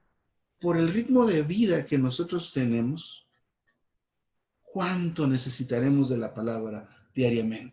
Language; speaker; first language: Spanish; native; Spanish